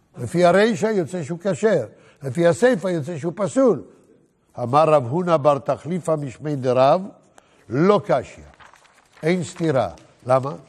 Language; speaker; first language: Hebrew; native; Hebrew